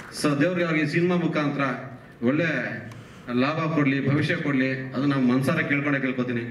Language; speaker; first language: Kannada; native; Kannada